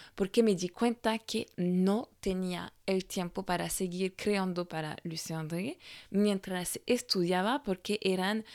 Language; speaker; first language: Spanish; non-native, fluent; French